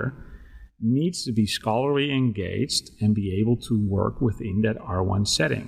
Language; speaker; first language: English; non-native, fluent; Dutch